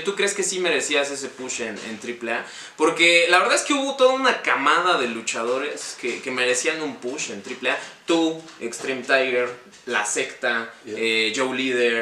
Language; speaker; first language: Spanish; native; Spanish